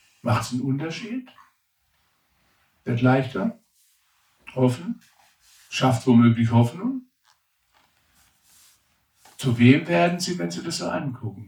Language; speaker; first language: German; native; German